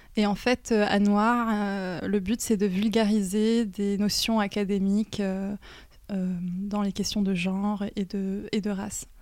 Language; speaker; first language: French; native; French